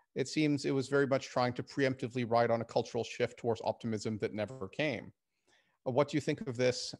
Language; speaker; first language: English; native; English